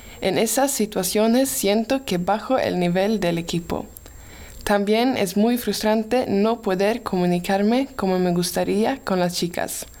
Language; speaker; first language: Spanish; non-native, learner; Swedish